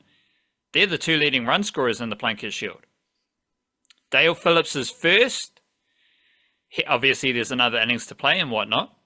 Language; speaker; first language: English; native; English